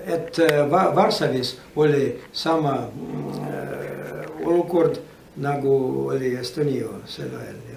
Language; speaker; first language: Estonian; non-native, learner; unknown